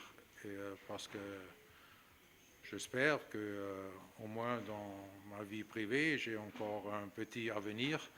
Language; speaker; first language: French; non-native, fluent; German